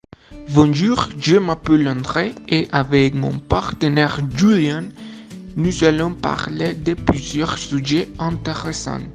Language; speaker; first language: French; non-native, learner; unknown